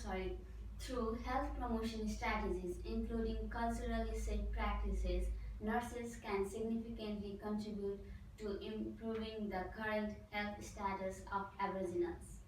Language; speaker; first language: English; non-native, fluent; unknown